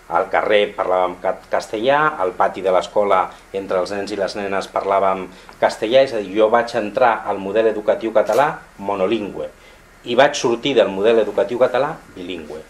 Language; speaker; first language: Catalan; non-native, local second language; Spanish